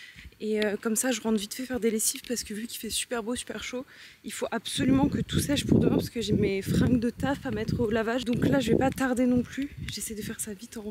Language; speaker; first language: French; native; French